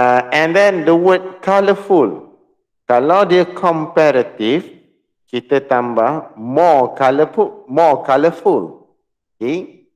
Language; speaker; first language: English; non-native, local second language; Malay